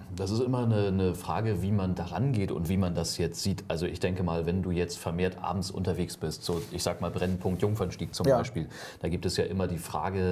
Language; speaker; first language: German; native; German